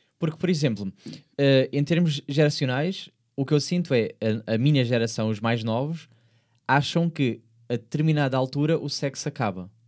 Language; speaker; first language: Portuguese; native; Portuguese